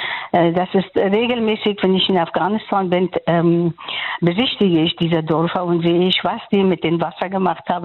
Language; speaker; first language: German; non-native, fluent; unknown